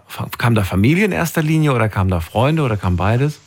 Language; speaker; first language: German; native; German